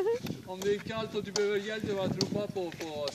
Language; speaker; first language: Swedish; non-native, fluent; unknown